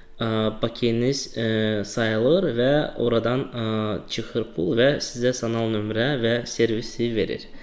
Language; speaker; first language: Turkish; non-native, learner; Azerbaijani